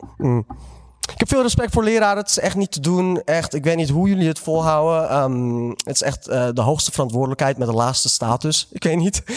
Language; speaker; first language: Dutch; early bilingual, other home language; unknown